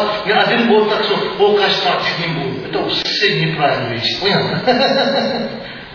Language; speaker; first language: Russian; non-native, learner; Tibetan